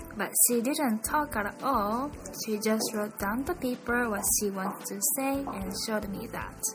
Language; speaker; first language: English; non-native, fluent; Japanese